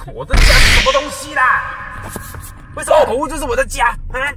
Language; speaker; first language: Chinese; native; Chinese